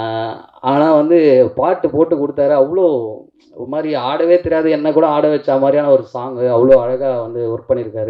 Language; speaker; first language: Tamil; native; Tamil